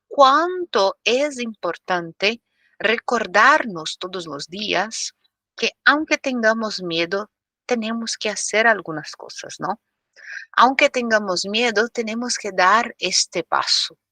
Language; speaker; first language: Spanish; non-native, fluent; Portuguese